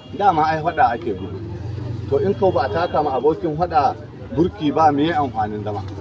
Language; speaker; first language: Hausa; non-native, local second language; Fula